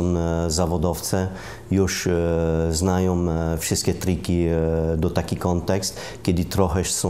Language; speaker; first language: Polish; non-native, learner; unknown